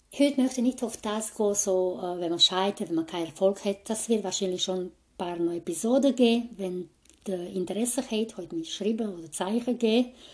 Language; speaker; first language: German; non-native, fluent; Croatian